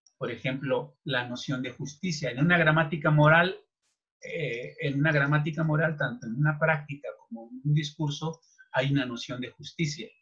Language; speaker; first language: Spanish; native; Spanish